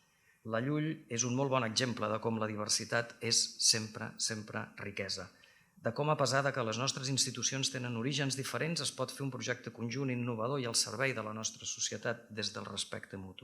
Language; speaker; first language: Catalan; native; Catalan